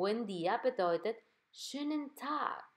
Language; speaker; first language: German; non-native, fluent; Spanish